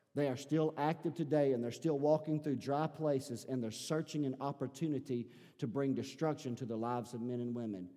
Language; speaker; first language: English; native; English